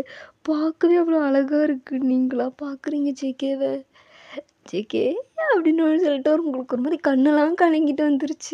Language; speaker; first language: Tamil; native; Tamil